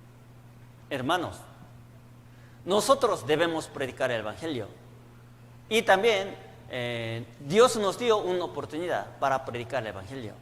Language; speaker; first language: Spanish; non-native, learner; Korean